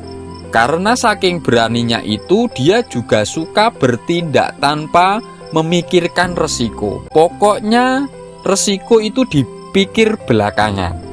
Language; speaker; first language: Indonesian; non-native, local second language; Javanese